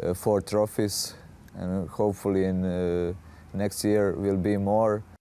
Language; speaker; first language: English; non-native, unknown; Croatian